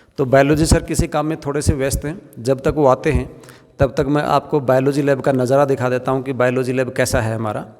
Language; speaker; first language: Hindi; native; Hindi